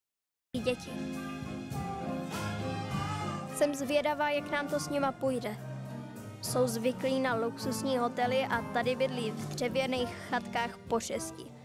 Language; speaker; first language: Czech; native; Czech